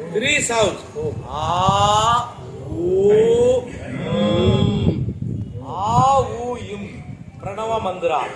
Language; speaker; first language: Hindi; non-native, local second language; Tamil